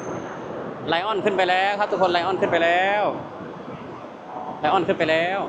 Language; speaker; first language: Thai; non-native, local second language; Lao